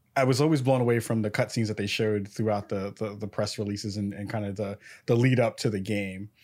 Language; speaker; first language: English; native; English